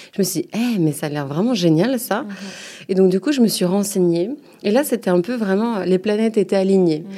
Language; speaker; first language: French; native; French